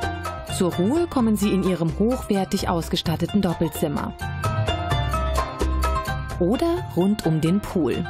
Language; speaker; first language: German; native; German